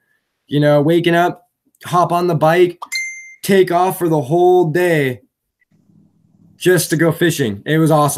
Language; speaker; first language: English; native; English